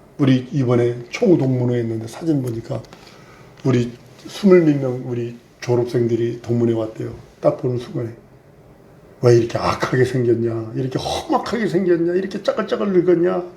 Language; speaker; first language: Korean; native; Korean